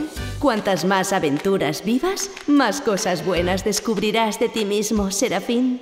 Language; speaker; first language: Spanish; native; Spanish